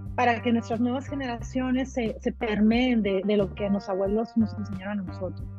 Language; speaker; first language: Spanish; native; Spanish